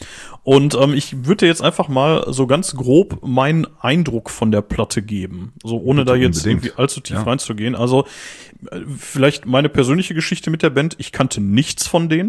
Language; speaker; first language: German; native; German